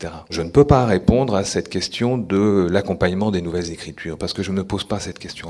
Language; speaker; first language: French; native; French